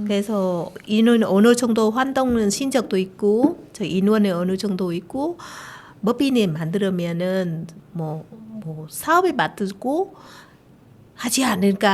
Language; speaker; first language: Korean; non-native, learner; Vietnamese